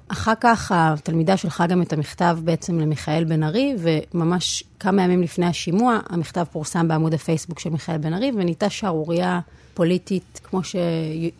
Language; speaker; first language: Hebrew; native; Hebrew